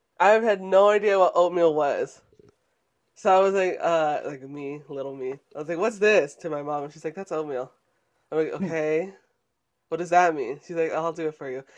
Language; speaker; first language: English; early bilingual, other home language; Spanish